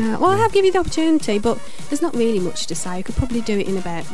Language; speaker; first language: English; native; English